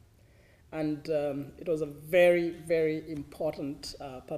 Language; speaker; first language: English; non-native, local second language; Kikuyu